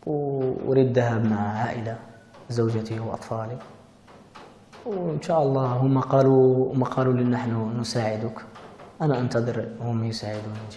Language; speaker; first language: Arabic; early bilingual, heritage; Arabic